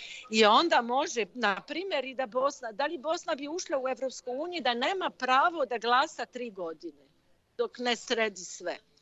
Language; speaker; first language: Croatian; non-native, fluent; French